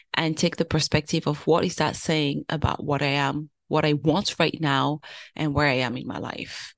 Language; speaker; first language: English; early bilingual, other home language; French